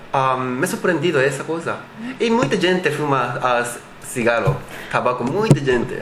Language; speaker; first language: Portuguese; non-native, learner; Japanese